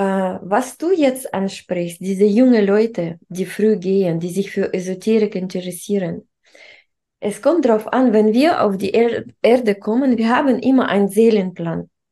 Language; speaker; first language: German; non-native, fluent; Russian